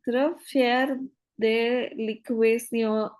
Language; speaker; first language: French; non-native, learner; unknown